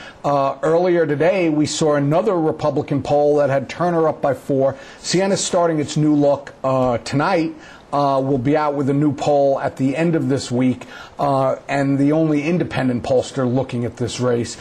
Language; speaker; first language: English; native; English